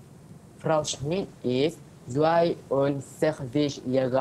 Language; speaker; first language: German; non-native, learner; Malay